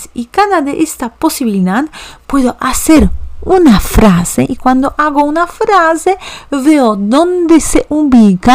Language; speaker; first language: Spanish; non-native, fluent; Polish